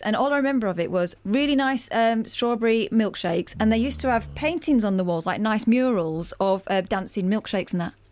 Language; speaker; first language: English; native; English